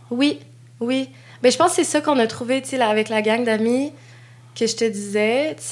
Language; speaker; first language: French; native; French